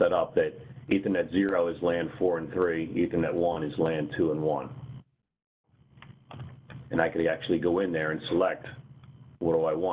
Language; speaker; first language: English; native; English